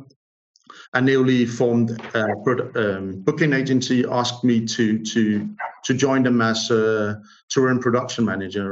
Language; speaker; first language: English; non-native, fluent; Danish